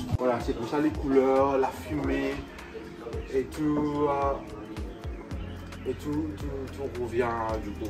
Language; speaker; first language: French; non-native, local second language; Morisyen